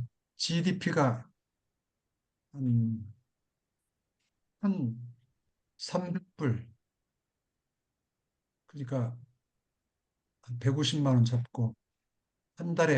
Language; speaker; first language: Korean; native; Korean